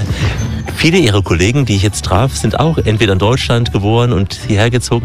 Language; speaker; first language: German; native; German